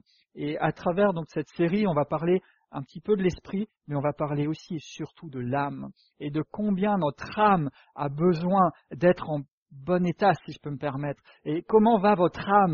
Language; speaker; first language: French; native; French